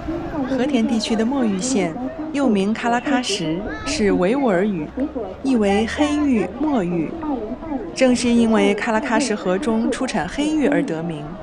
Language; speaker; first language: Chinese; native; Chinese